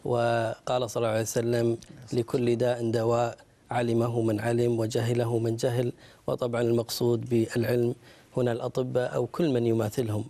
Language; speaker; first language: Arabic; native; Arabic